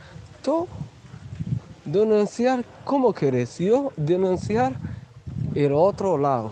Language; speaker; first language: Spanish; non-native, learner; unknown